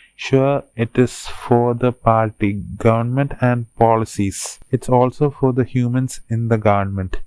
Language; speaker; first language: English; non-native, local second language; Malayalam